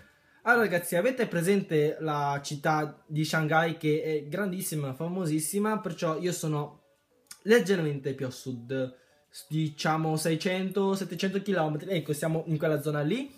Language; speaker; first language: Italian; early bilingual, other home language; Chinese